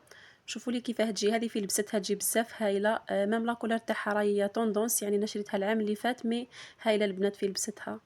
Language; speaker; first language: Arabic; native; Arabic